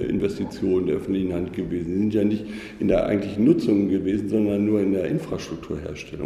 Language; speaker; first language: German; native; German